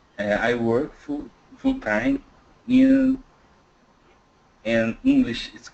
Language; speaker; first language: English; non-native, learner; Portuguese